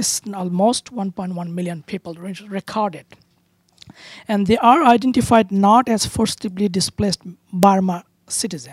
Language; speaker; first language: English; non-native, local second language; Bangla